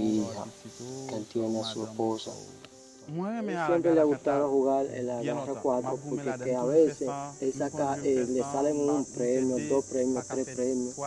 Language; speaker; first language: Spanish; non-native, learner; Haitian Creole